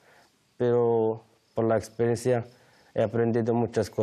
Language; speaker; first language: Spanish; non-native, learner; Arabic